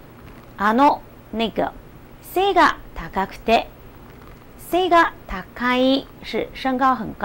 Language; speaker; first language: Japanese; non-native, fluent; Chinese